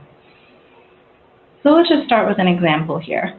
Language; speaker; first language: English; native; English